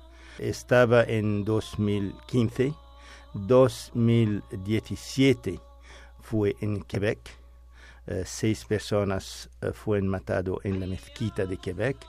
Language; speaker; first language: Spanish; non-native, fluent; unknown